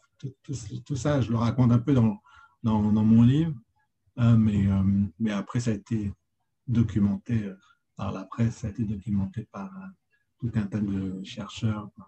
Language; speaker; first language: French; native; French